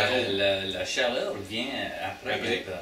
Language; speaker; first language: French; non-native, learner; English